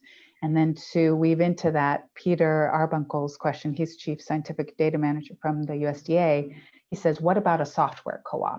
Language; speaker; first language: English; native; English